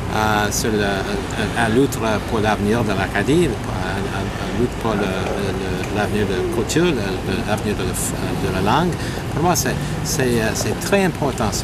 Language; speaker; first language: French; non-native, learner; English